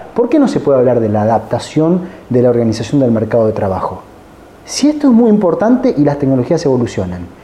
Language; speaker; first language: Spanish; native; Spanish